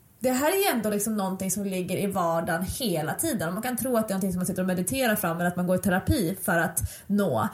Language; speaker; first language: Swedish; native; Swedish